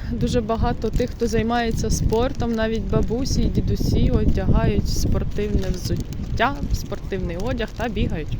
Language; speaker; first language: Ukrainian; non-native, local second language; Russian